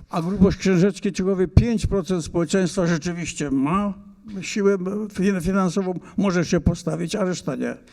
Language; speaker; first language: Polish; native; Polish